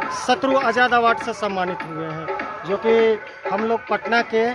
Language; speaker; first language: Hindi; native; Hindi